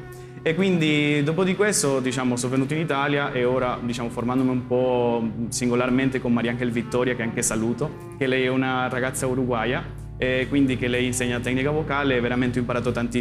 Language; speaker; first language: Italian; non-native, fluent; Spanish